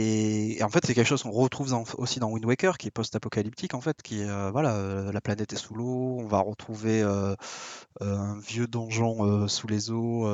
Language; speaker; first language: French; native; French